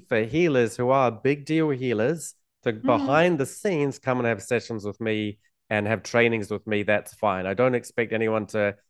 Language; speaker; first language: English; native; English